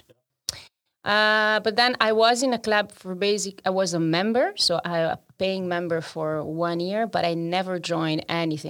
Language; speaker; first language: English; non-native, fluent; Italian